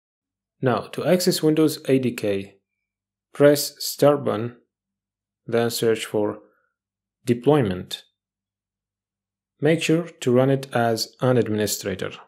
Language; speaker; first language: English; non-native, fluent; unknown